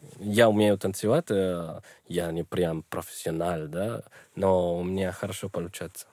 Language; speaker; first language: Russian; non-native, learner; Spanish